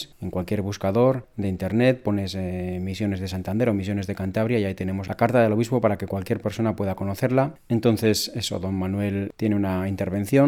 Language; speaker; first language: Spanish; native; Spanish